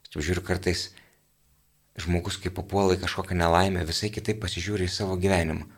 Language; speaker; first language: Lithuanian; native; Lithuanian